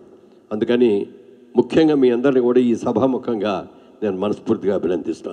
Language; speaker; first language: Telugu; native; Telugu